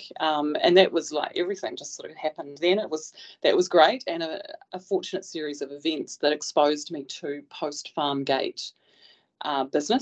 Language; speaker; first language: English; native; English